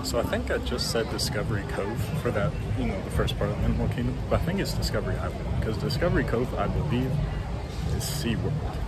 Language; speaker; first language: English; native; English